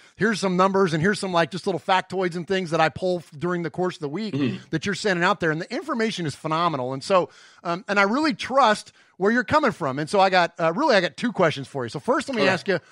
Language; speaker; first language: English; native; English